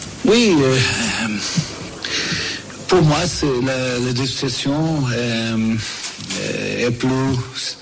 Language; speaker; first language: French; non-native, learner; Portuguese